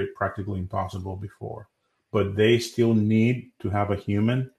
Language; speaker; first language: English; non-native, fluent; Spanish